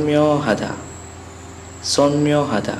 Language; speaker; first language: Korean; non-native, fluent; Sinhala